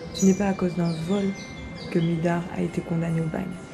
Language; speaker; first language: French; native; French